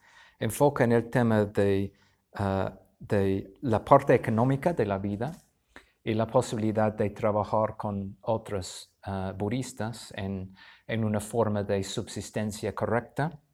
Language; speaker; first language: Spanish; non-native, fluent; English